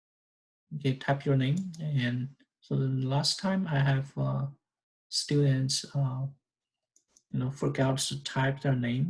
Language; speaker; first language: English; non-native, fluent; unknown